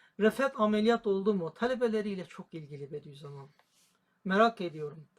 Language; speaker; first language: Turkish; native; Turkish